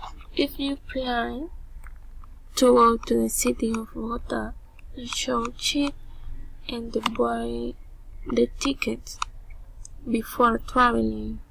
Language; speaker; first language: English; non-native, learner; Spanish